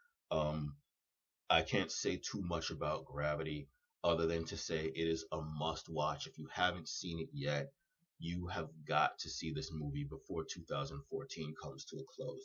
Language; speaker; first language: English; native; English